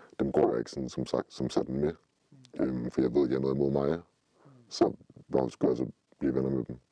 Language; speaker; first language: Danish; early bilingual, other home language; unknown